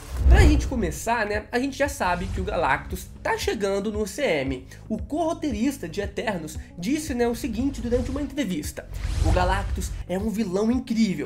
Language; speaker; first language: Portuguese; native; Portuguese